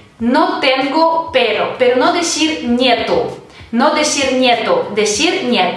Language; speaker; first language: Spanish; non-native, fluent; Russian